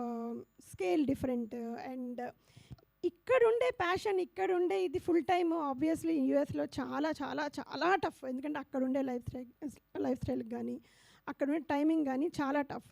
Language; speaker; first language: Telugu; native; Telugu